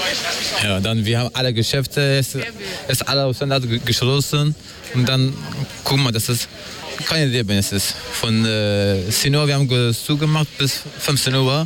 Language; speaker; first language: German; non-native, learner; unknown